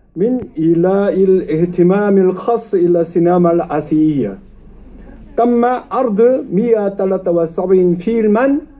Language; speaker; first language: Arabic; non-native, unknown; Korean